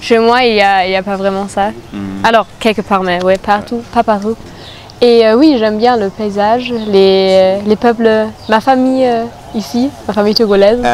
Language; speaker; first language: French; non-native, fluent; German